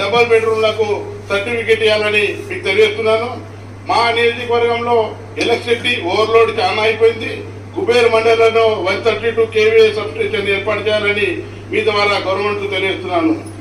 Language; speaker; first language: Telugu; non-native, local second language; Marathi